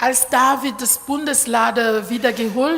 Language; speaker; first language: German; non-native, learner; Lingala